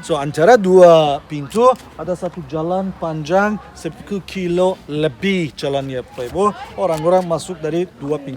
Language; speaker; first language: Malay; non-native, fluent; Turkish